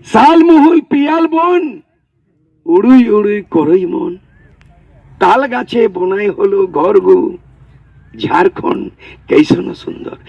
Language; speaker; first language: Bangla; non-native, local second language; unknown